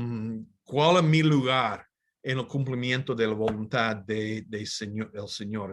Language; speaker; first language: Spanish; non-native, fluent; English